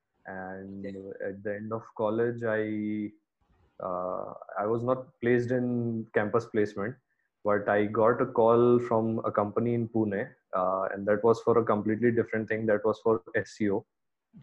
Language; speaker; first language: English; non-native, local second language; Hindi